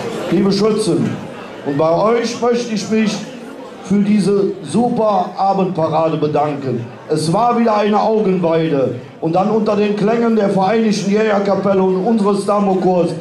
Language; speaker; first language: German; native; German